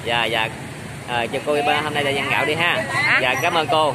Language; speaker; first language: Vietnamese; native; Vietnamese